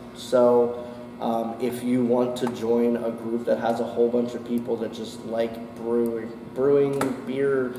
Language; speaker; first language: English; native; English